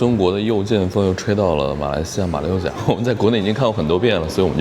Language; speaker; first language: Chinese; native; Chinese